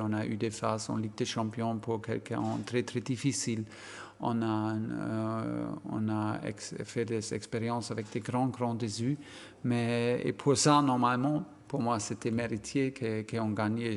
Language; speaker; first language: French; non-native, fluent; German